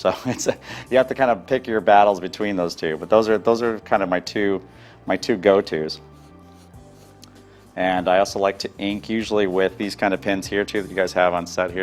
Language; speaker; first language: English; native; English